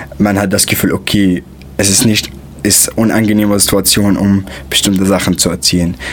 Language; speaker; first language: German; non-native, fluent; Arabic